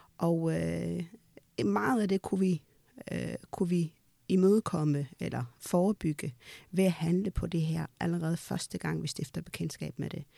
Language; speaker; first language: Danish; early bilingual, other home language; Amharic